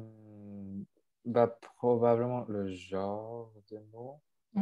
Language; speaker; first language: French; non-native, local second language; English